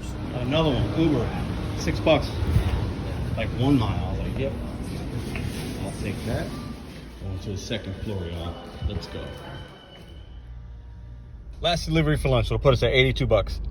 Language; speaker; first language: English; native; English